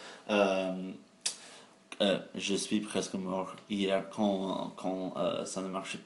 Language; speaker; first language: French; non-native, fluent; English